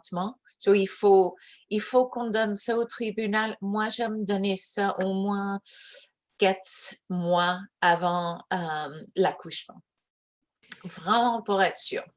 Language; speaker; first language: French; early bilingual, heritage; English